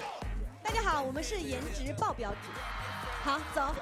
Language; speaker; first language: Chinese; native; Chinese